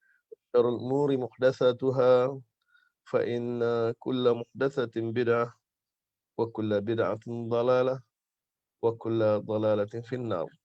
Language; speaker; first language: Arabic; non-native, fluent; Malay